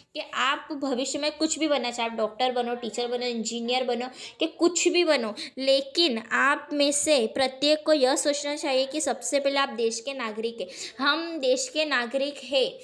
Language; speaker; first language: Hindi; non-native, local second language; Gujarati